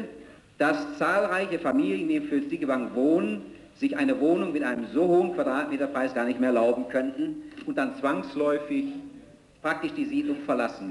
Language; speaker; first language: German; native; German